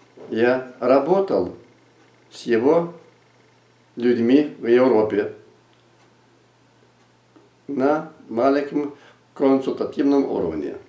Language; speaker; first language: Russian; non-native, local second language; Lithuanian